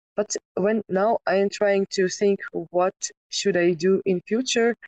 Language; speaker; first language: English; non-native, fluent; Ukrainian